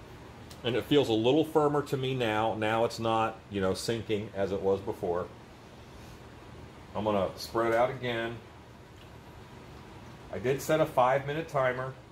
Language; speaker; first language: English; native; English